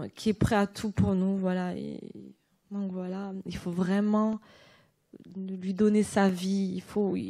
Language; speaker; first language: French; native; French